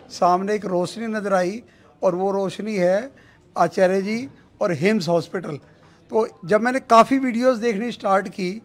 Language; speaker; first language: Hindi; native; Hindi